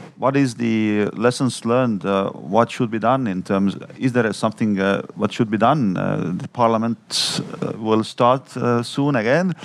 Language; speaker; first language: English; non-native, fluent; Estonian